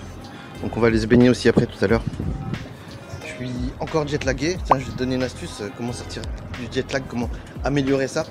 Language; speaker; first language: French; native; French